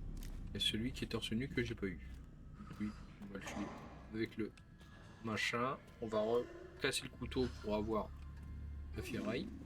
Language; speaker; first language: French; native; French